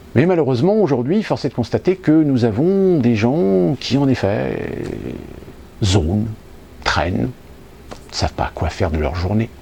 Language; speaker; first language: French; native; French